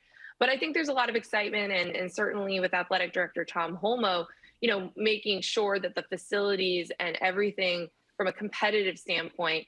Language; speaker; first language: English; native; English